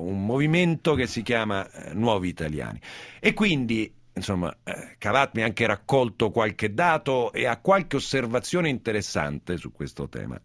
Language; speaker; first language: Italian; native; Italian